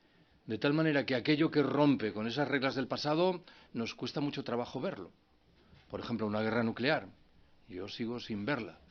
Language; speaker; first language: Spanish; native; Spanish